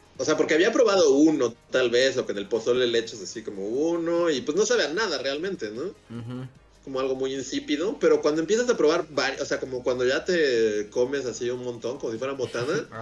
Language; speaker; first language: Spanish; native; Spanish